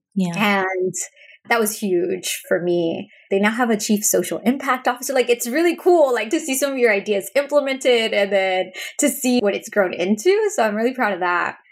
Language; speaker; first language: English; early bilingual, other home language; Spanish